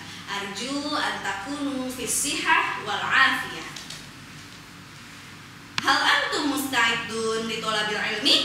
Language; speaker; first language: Arabic; non-native, fluent; Indonesian